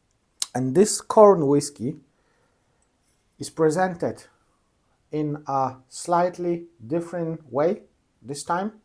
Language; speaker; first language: English; non-native, fluent; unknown